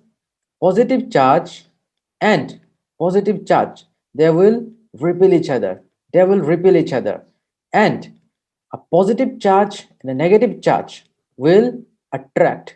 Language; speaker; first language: English; non-native, local second language; Hindi